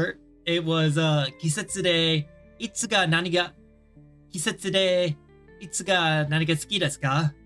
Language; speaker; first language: Japanese; non-native, learner; English